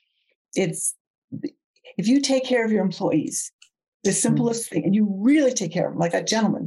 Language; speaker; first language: English; native; English